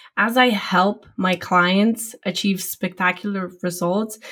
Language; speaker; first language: English; non-native, fluent; Polish